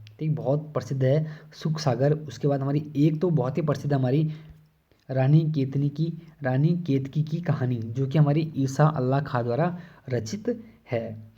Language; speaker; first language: Hindi; native; Hindi